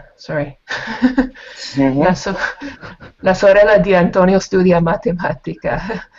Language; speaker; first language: Italian; non-native, learner; English